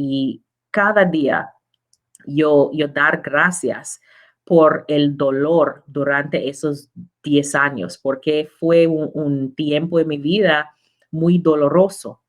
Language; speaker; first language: Spanish; non-native, learner; English